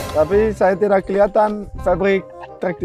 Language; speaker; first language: Indonesian; non-native, learner; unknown